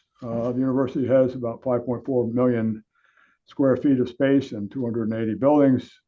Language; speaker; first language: English; native; English